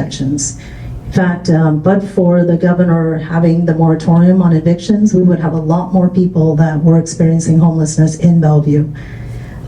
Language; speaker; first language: English; early bilingual, other home language; Cantonese